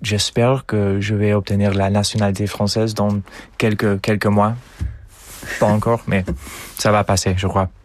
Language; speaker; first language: French; non-native, fluent; English